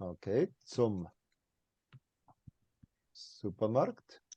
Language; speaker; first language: German; non-native, fluent; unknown